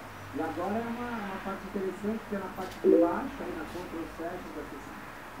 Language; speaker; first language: Portuguese; native; Portuguese